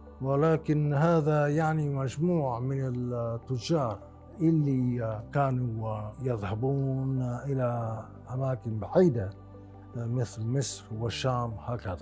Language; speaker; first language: Arabic; non-native, fluent; Japanese